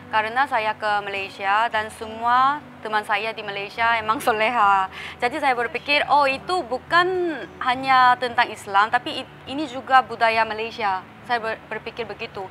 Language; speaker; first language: Indonesian; non-native, fluent; Korean